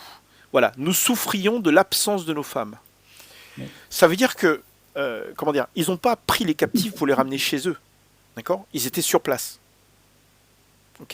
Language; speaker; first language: French; native; French